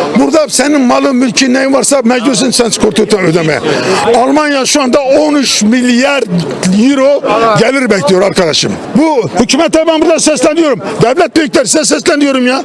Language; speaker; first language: Turkish; native; Turkish